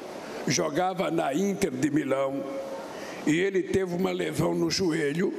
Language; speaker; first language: Portuguese; native; Portuguese